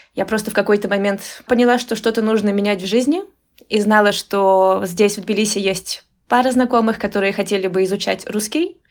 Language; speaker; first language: Russian; native; Russian